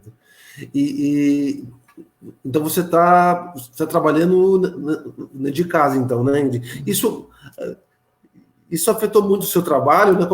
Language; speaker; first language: Portuguese; native; Portuguese